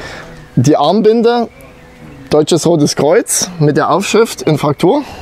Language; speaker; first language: German; native; German